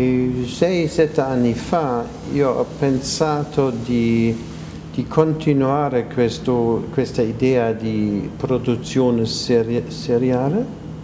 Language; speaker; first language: Italian; non-native, fluent; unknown